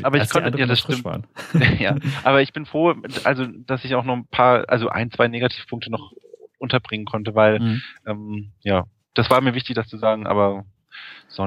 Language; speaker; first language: German; native; German